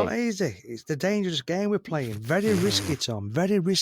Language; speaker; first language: English; native; English